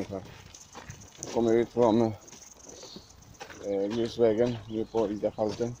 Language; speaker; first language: Swedish; non-native, learner; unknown